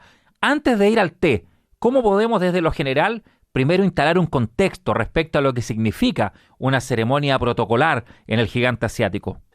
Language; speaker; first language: Spanish; native; Spanish